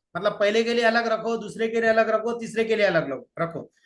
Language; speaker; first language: Hindi; non-native, local second language; Marathi